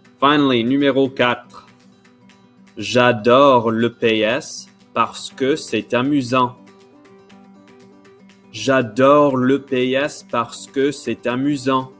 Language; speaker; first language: French; non-native, fluent; English